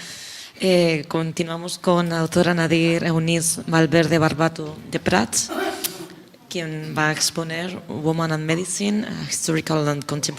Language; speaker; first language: Spanish; native; Spanish